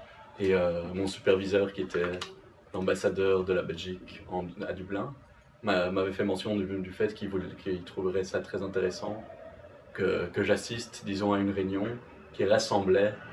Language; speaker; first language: French; native; French